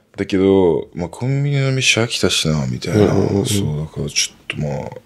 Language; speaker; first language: Japanese; native; Japanese